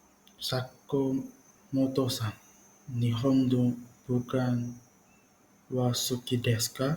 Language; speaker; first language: Japanese; non-native, learner; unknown